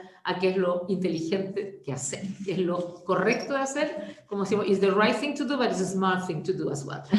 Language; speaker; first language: Spanish; native; Spanish